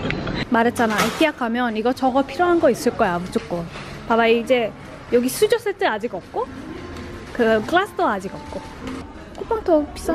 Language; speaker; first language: Korean; non-native, fluent; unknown